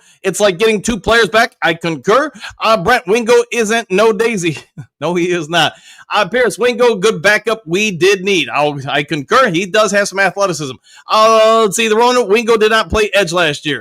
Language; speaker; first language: English; native; English